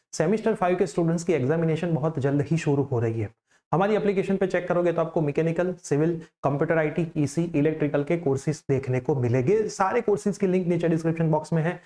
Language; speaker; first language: Hindi; non-native, local second language; Gujarati